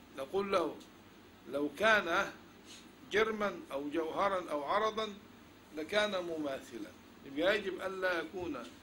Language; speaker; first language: Arabic; native; Arabic